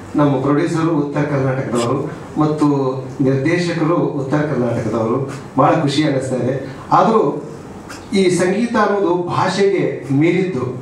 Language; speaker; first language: Kannada; native; Kannada